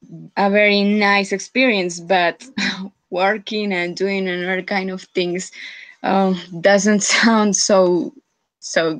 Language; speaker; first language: English; non-native, fluent; Spanish